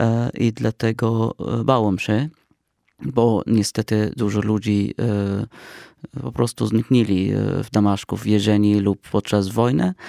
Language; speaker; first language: Polish; non-native, fluent; Arabic